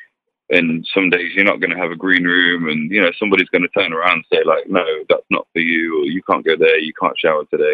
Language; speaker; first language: English; native; English